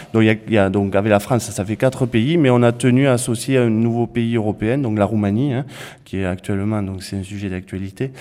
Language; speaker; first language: French; native; French